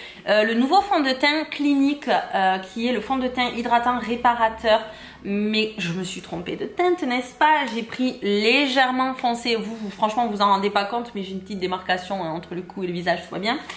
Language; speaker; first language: French; native; French